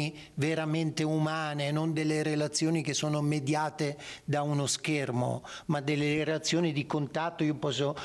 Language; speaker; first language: Italian; native; Italian